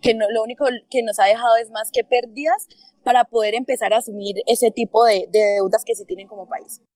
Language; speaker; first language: Spanish; native; Spanish